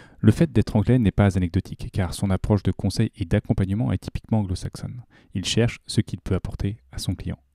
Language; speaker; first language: French; native; French